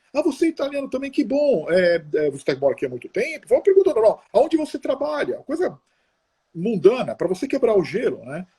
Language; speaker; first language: Portuguese; non-native, fluent; Italian